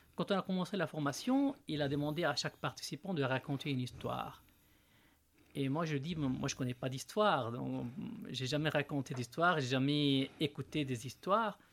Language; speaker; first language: French; non-native, local second language; Arabic